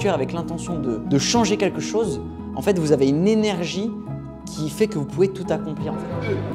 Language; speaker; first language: French; native; French